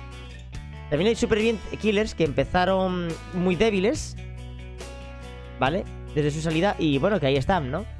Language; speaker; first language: Spanish; native; Spanish